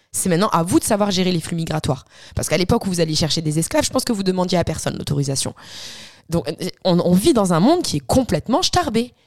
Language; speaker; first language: French; early bilingual, other home language; Arabic